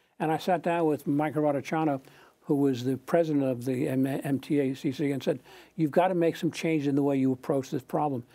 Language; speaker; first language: English; native; English